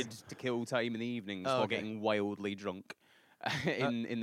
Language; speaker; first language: English; native; English